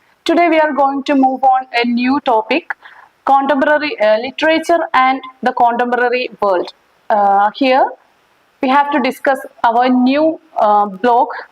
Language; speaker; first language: English; non-native, local second language; Malayalam